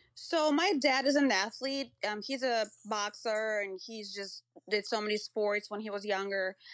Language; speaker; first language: English; non-native, fluent; Russian